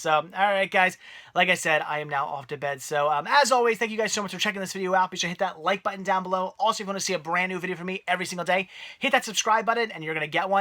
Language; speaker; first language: English; native; English